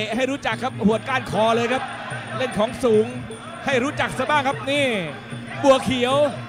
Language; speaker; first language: Thai; native; Thai